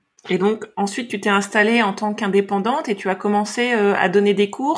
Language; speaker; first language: French; native; French